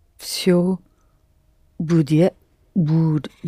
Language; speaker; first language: Russian; non-native, learner; English